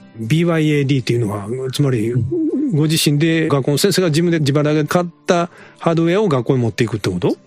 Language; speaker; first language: Japanese; native; Japanese